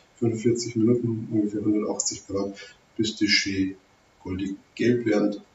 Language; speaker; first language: German; native; German